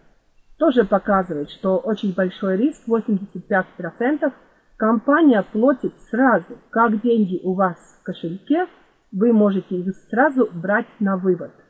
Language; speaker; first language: Russian; non-native, fluent; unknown